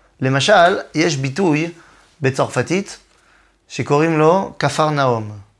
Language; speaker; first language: Hebrew; non-native, fluent; French